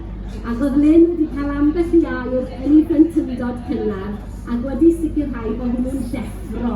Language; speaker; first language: Welsh; native; Welsh